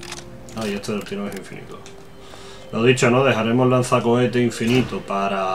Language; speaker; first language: Spanish; native; Spanish